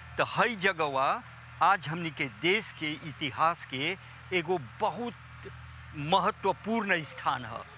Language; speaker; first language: Bhojpuri; native; Bhojpuri